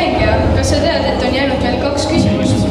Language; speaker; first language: Estonian; native; Estonian